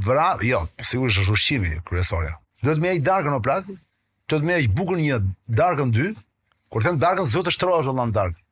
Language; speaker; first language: Albanian; non-native, local second language; Greek